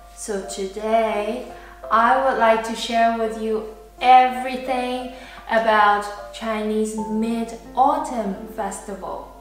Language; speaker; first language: English; non-native, fluent; Chinese